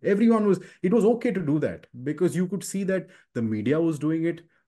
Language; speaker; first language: English; non-native, local second language; Hindi